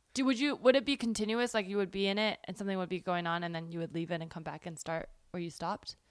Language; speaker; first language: English; early bilingual, other home language; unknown